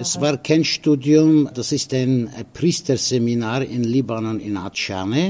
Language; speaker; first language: German; non-native, fluent; Aramaic